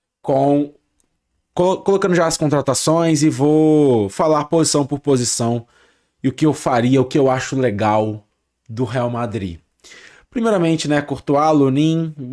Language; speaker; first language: Portuguese; native; Portuguese